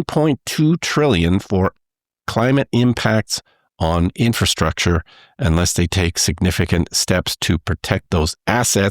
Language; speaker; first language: English; native; English